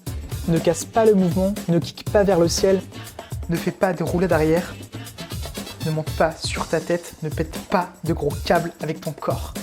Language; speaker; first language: French; native; French